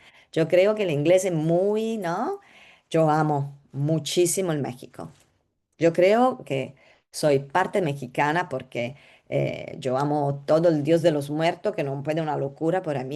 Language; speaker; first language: Spanish; non-native, learner; Italian